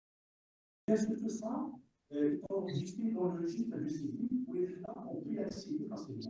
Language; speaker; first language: French; non-native, local second language; Arabic